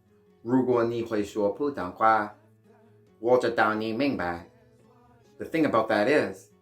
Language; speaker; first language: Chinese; non-native, learner; English